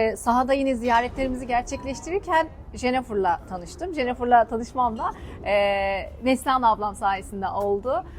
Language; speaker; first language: Turkish; native; Turkish